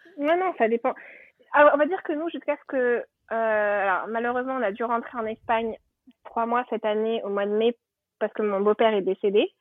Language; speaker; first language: French; native; French